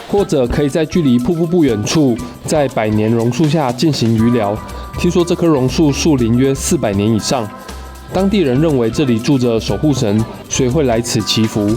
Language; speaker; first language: Chinese; native; Chinese